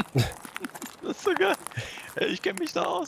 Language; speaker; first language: German; native; German